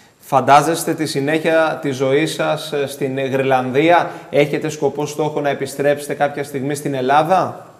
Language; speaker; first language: Greek; native; Greek